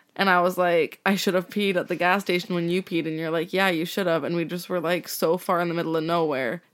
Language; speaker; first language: English; native; English